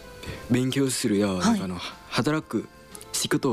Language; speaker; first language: Japanese; non-native, learner; Khmer